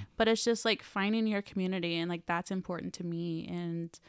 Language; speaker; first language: English; native; English